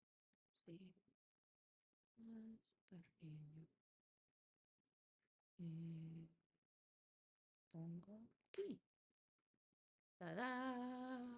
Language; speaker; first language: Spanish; non-native, learner; English